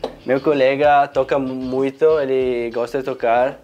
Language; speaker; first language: Portuguese; non-native, fluent; Italian